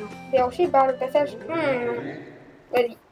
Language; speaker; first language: French; native; French